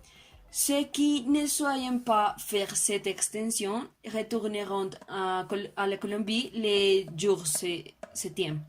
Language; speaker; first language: French; non-native, learner; Spanish